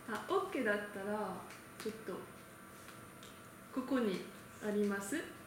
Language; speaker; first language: Japanese; non-native, learner; French